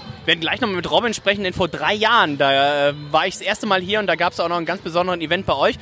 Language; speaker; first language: German; native; German